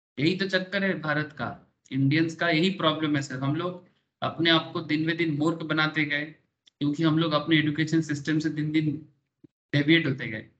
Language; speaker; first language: Hindi; non-native, local second language; Bangla